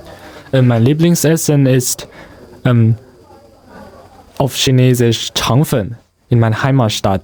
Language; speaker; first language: German; non-native, learner; Chinese